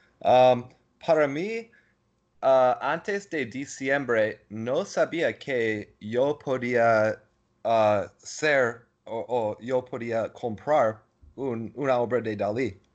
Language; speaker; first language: Spanish; non-native, learner; English